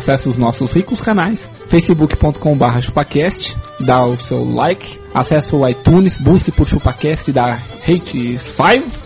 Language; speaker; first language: Portuguese; native; Portuguese